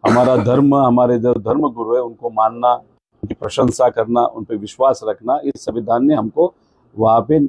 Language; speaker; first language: Hindi; non-native, local second language; Marathi